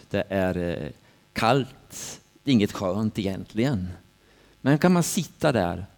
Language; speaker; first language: Swedish; native; Swedish